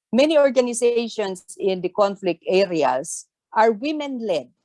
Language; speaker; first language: English; non-native, local second language; Tausug